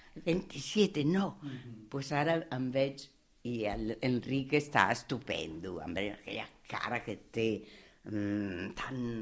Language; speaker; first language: Catalan; non-native, fluent; Italian